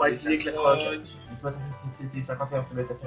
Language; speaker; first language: French; native; French